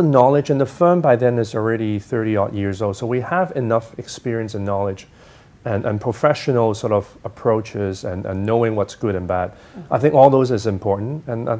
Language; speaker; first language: English; non-native, local second language; Cantonese